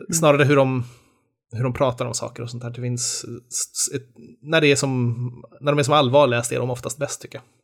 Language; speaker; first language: Swedish; native; Swedish